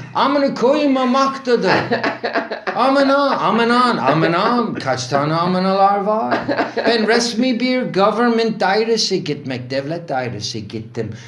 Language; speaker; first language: Turkish; non-native, learner; English